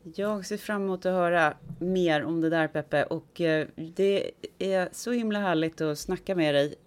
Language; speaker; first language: Swedish; native; Swedish